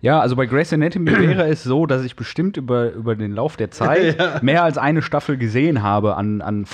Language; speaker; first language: German; native; German